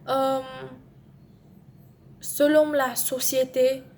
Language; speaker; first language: French; non-native, learner; Vietnamese